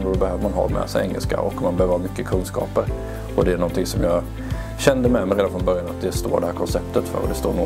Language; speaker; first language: Swedish; native; Swedish